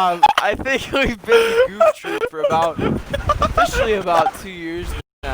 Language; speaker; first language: English; native; English